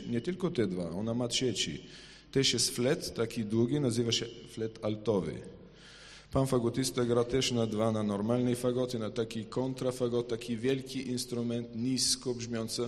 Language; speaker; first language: Polish; non-native, fluent; Ukrainian